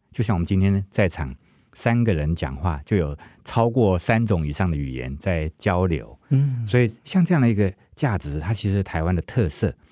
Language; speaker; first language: Chinese; non-native, local second language; Hakka Chinese